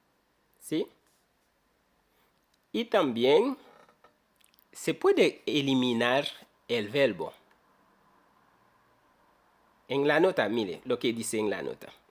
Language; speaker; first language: Spanish; non-native, fluent; Haitian Creole